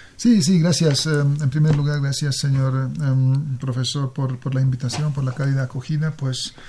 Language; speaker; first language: Spanish; non-native, fluent; Hungarian